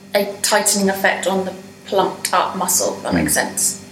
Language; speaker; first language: English; native; English